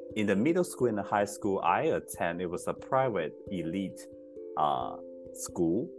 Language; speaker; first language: English; non-native, fluent; Chinese